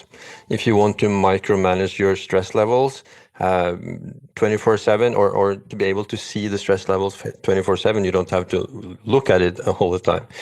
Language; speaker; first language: English; non-native, fluent; Norwegian